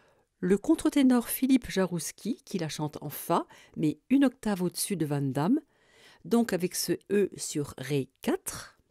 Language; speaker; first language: French; native; French